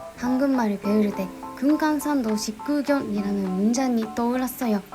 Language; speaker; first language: Korean; non-native, fluent; Japanese